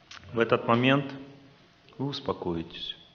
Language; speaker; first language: Russian; native; Russian